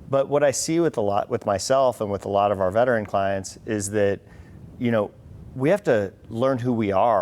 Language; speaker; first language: English; native; English